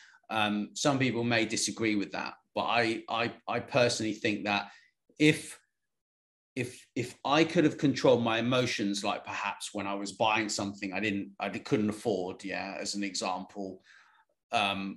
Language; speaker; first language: English; native; English